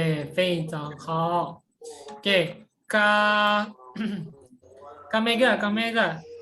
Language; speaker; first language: Chinese; non-native, fluent; Indonesian